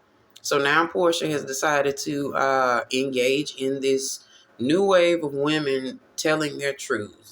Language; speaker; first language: English; native; English